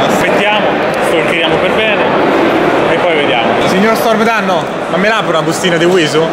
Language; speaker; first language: Italian; native; Italian